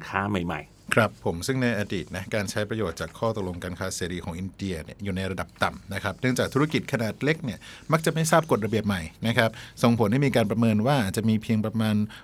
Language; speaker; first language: Thai; native; Thai